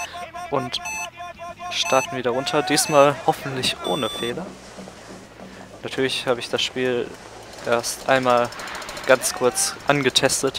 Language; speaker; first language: German; native; German